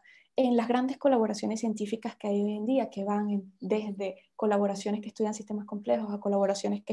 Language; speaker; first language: Spanish; native; Spanish